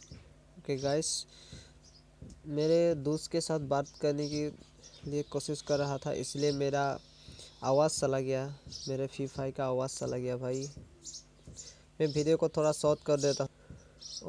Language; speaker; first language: Hindi; non-native, local second language; Assamese